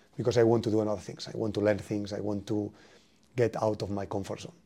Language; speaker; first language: English; non-native, fluent; Spanish